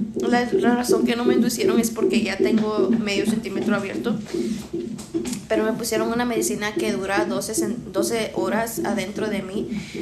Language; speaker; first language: Spanish; early bilingual, heritage; Spanish